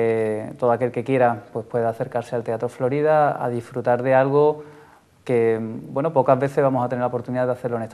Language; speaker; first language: Spanish; native; Spanish